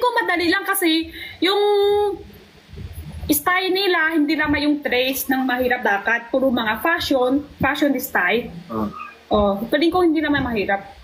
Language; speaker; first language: Filipino; non-native, learner; Chinese